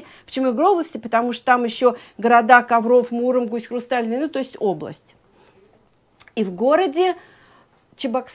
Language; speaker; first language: Russian; native; Russian